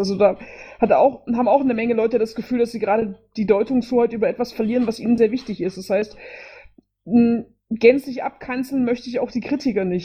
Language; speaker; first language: German; native; German